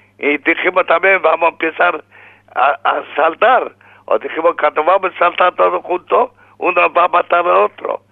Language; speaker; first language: Spanish; non-native, fluent; Polish